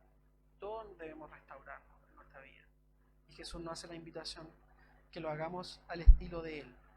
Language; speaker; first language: Spanish; native; Spanish